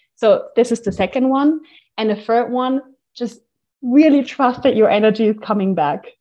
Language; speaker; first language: English; non-native, fluent; German